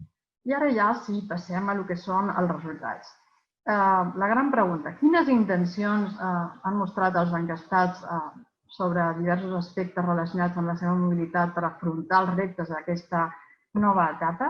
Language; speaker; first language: Catalan; native; Catalan